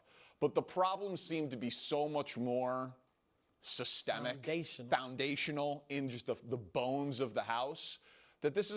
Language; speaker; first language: English; native; English